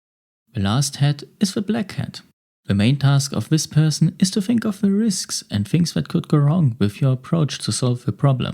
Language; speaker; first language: English; non-native, fluent; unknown